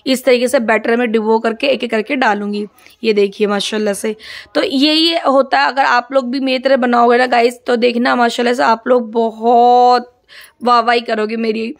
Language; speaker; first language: Hindi; non-native, local second language; Assamese